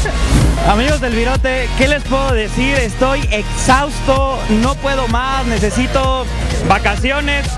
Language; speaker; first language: Spanish; native; Spanish